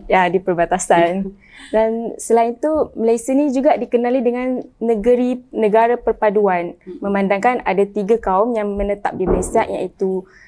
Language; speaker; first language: Malay; early bilingual, other home language; Achinese